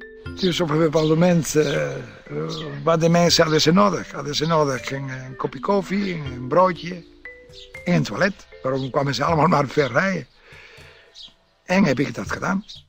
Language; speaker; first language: Dutch; non-native, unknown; Italian